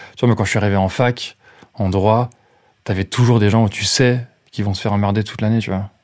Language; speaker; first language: French; native; French